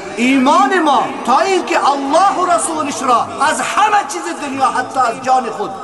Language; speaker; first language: Persian; native; Persian